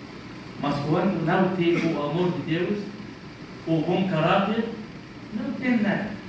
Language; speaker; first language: Portuguese; non-native, learner; Arabic